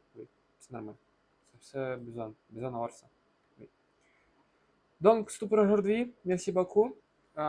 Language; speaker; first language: French; non-native, learner; Russian